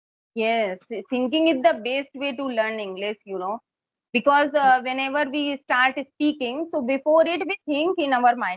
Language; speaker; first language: English; non-native, fluent; Hindi